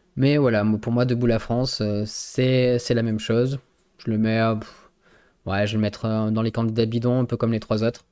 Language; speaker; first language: French; native; French